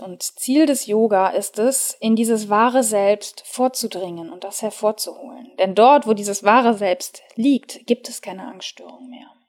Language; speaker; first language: German; native; German